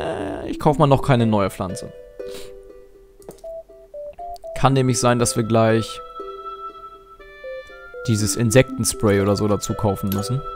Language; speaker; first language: German; native; German